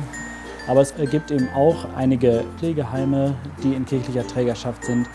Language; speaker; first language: German; native; German